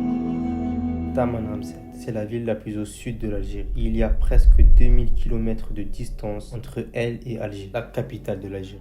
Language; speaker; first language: French; native; French